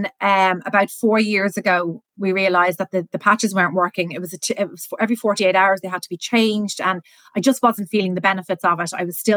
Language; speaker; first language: English; native; English